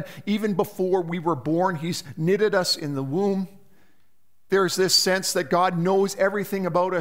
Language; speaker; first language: English; native; English